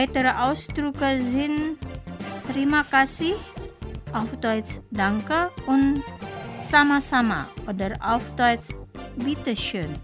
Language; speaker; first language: German; non-native, fluent; Indonesian